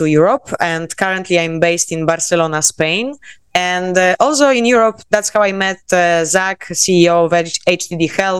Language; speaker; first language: English; non-native, fluent; Polish